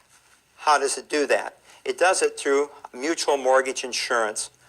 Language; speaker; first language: English; native; English